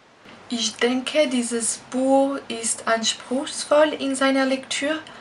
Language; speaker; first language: German; non-native, fluent; French